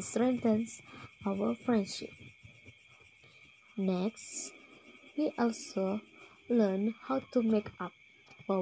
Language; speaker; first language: English; non-native, local second language; Malay